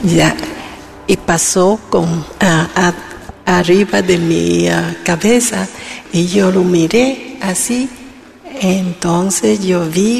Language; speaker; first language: Spanish; non-native, learner; Vietnamese